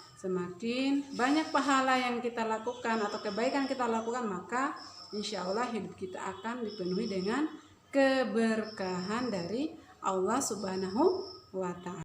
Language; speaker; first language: Indonesian; native; Indonesian